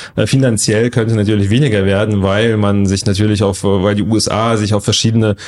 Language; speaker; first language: German; non-native, fluent; Russian